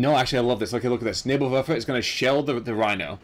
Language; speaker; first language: English; native; English